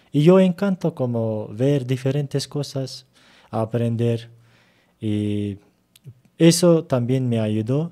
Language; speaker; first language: Spanish; non-native, fluent; Turkish